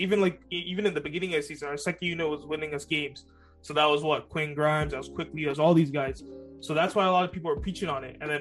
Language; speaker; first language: English; native; English